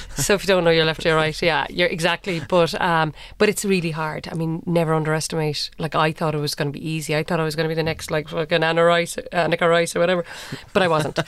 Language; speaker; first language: English; native; English